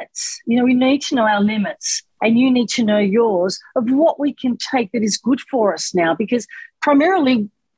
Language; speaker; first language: English; native; English